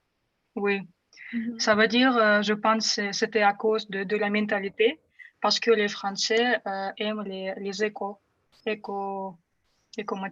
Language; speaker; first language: French; non-native, fluent; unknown